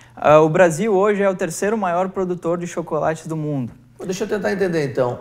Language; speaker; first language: Portuguese; native; Portuguese